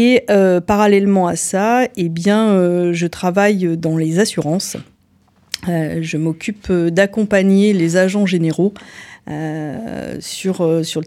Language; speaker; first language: French; native; French